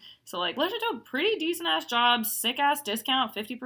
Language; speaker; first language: English; non-native, fluent; Hungarian